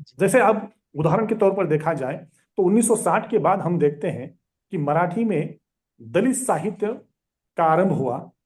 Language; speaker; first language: Hindi; non-native, local second language; Marathi